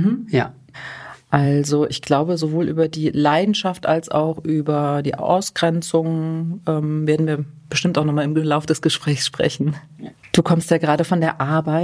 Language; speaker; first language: German; native; German